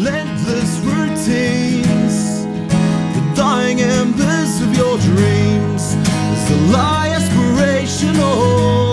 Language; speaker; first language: English; native; English